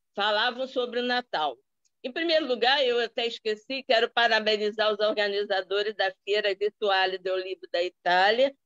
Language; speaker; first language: Portuguese; native; Portuguese